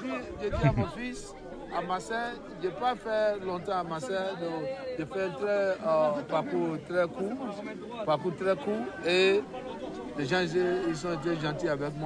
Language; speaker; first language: French; non-native, learner; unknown